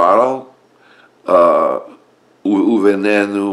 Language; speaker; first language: Portuguese; non-native, learner; English